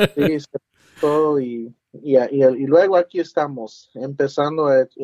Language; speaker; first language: Spanish; early bilingual, heritage; Spanish